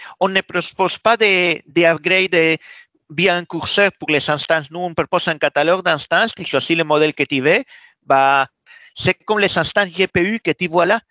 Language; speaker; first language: French; non-native, fluent; Spanish